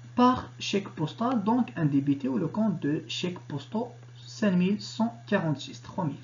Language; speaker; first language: French; non-native, local second language; Arabic